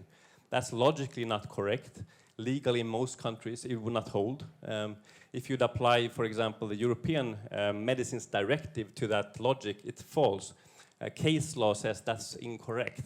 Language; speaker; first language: English; non-native, fluent; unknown